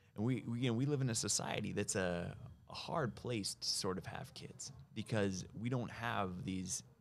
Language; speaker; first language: English; native; English